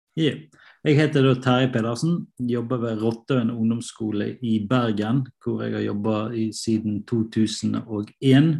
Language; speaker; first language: Norwegian; native; Norwegian